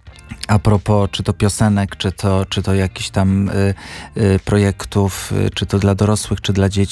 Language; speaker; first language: Polish; native; Polish